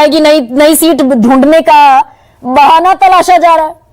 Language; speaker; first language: Hindi; native; Hindi